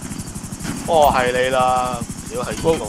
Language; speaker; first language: Chinese; native; Chinese